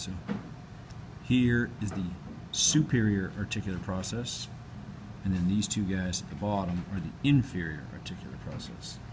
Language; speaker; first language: English; native; English